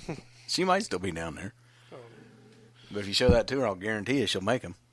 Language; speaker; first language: English; native; English